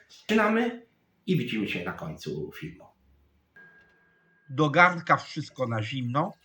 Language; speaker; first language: Polish; non-native, fluent; Italian